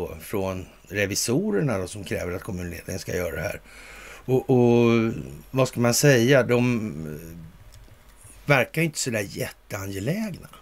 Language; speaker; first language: Swedish; native; Swedish